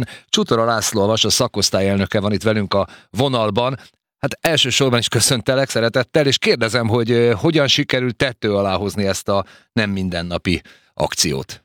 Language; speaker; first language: Hungarian; native; Hungarian